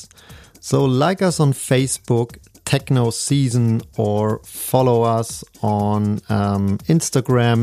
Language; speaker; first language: English; non-native, fluent; German